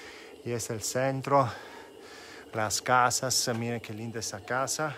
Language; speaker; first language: Spanish; non-native, fluent; Italian